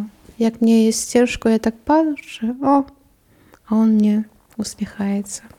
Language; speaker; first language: Polish; non-native, learner; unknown